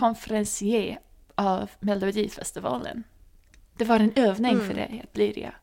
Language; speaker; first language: Swedish; non-native, fluent; English